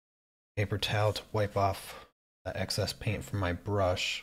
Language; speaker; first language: English; native; English